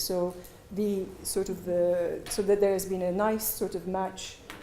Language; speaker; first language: English; non-native, fluent; Turkish